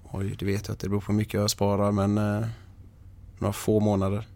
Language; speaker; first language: Swedish; native; Swedish